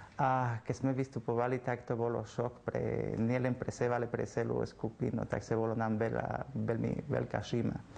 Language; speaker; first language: Slovak; non-native, fluent; Spanish